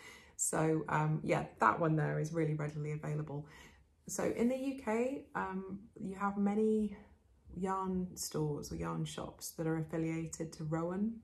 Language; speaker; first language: English; native; English